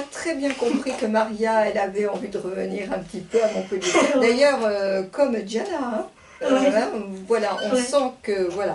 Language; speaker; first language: French; native; French